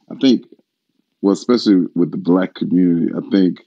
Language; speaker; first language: English; native; English